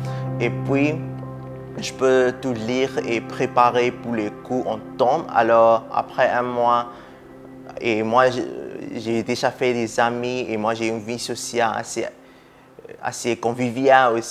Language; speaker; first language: French; non-native, fluent; Burmese